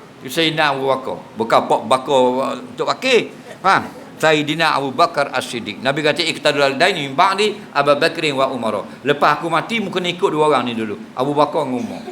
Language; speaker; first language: Malay; native; Malay